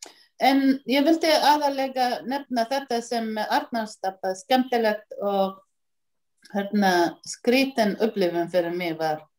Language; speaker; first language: Icelandic; non-native, learner; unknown